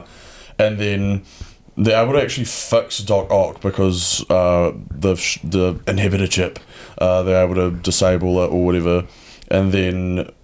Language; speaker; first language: English; native; English